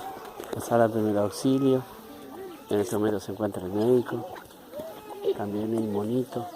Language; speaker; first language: Spanish; native; Spanish